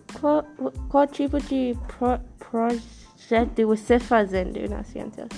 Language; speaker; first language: Portuguese; non-native, learner; English